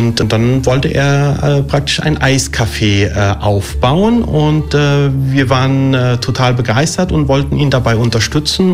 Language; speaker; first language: German; early bilingual, other home language; Italian